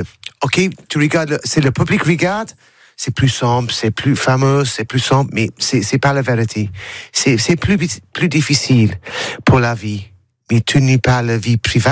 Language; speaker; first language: French; non-native, learner; English